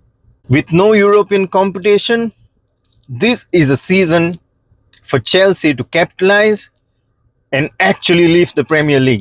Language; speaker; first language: English; non-native, local second language; Konkani